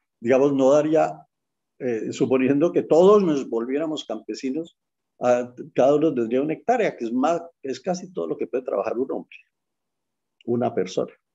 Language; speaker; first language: Spanish; native; Spanish